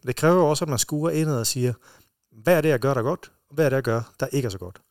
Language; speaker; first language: Danish; early bilingual, heritage; Danish